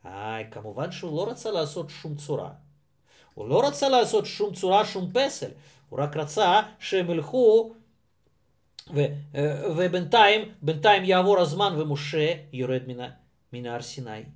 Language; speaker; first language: Hebrew; non-native, fluent; Russian